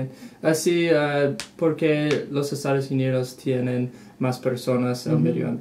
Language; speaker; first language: Spanish; non-native, learner; English